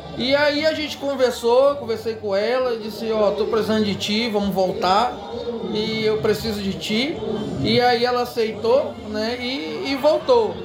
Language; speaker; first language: Portuguese; native; Portuguese